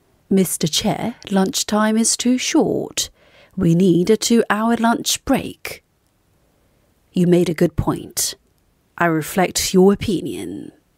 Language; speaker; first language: English; non-native, fluent; Korean